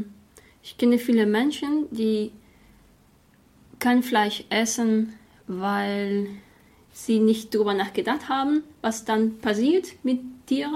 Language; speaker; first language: German; non-native, fluent; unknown